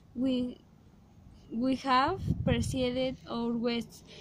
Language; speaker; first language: English; non-native, learner; Spanish